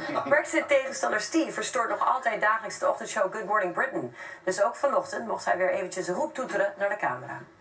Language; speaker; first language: Dutch; native; Dutch